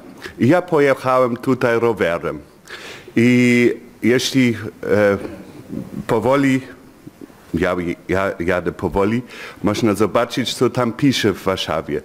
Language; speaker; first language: Polish; non-native, fluent; German